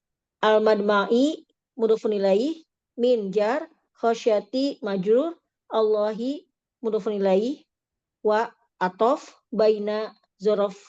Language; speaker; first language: Arabic; non-native, learner; Indonesian